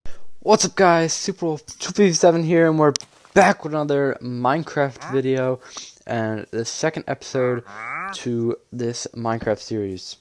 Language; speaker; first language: English; native; English